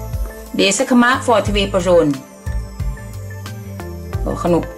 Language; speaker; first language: Dutch; non-native, learner; Thai